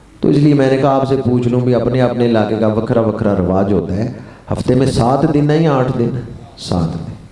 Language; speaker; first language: Urdu; non-native, local second language; Punjabi